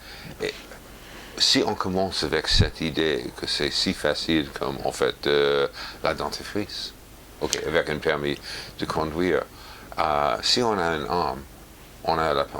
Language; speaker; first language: French; non-native, fluent; English